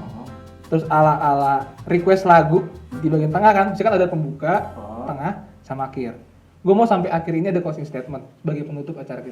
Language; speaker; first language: Indonesian; native; Indonesian